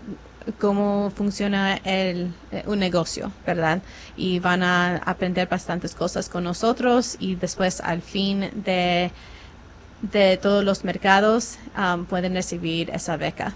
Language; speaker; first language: Spanish; non-native, fluent; English